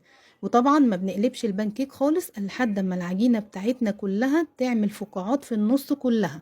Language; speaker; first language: Arabic; native; Arabic